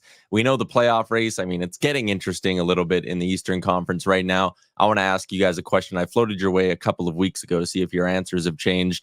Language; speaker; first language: English; native; English